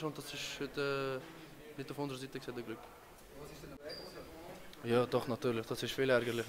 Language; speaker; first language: German; native; German